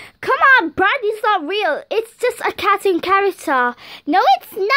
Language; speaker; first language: English; native; English